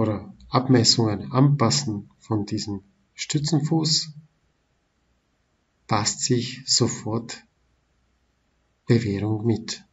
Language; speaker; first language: German; non-native, fluent; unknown